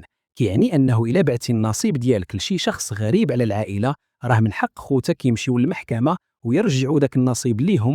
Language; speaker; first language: Arabic; native; Arabic